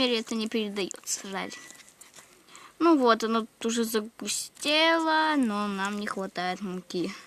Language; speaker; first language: Russian; native; Russian